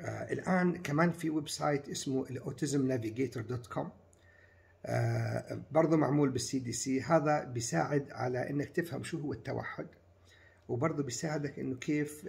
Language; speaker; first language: Arabic; native; Arabic